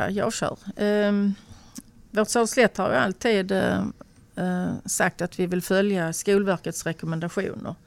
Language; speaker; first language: Swedish; native; Swedish